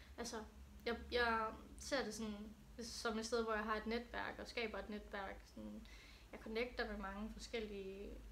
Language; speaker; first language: Danish; early bilingual, other home language; Thai